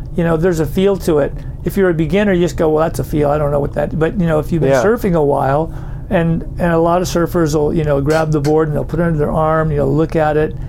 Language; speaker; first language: English; native; English